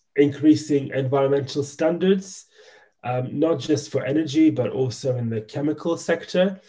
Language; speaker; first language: English; non-native, fluent; Macedonian